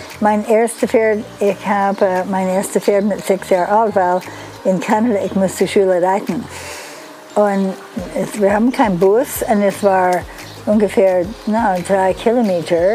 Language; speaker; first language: German; non-native, learner; Dutch